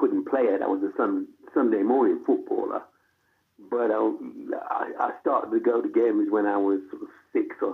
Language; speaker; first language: English; native; English